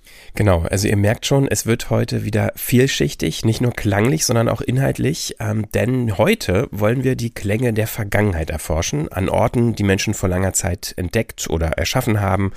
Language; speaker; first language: German; native; German